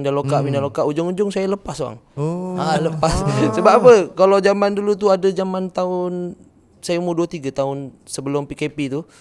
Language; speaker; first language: Malay; early bilingual, other home language; Indonesian